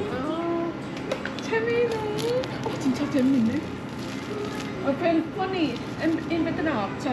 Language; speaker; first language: Korean; non-native, learner; Vietnamese